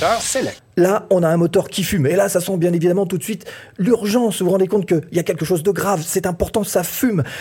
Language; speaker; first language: French; native; French